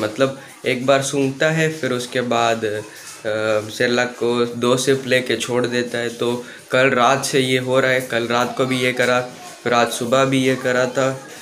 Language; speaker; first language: Hindi; non-native, local second language; Tamil